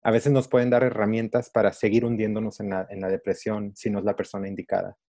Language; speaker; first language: Spanish; early bilingual, other home language; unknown